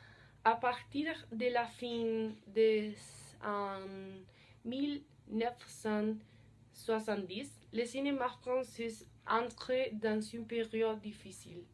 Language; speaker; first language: French; non-native, learner; Spanish